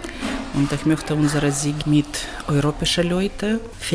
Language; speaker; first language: German; non-native, learner; Ukrainian